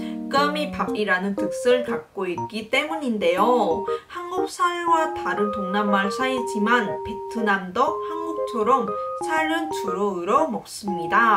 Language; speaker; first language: Korean; non-native, local second language; Vietnamese